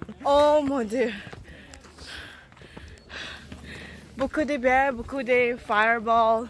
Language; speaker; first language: French; non-native, learner; English